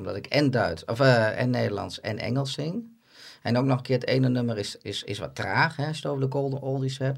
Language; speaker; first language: Dutch; native; Dutch